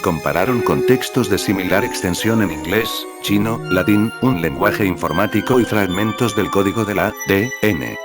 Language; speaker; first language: Spanish; native; Spanish